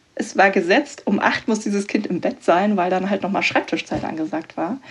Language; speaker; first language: German; native; German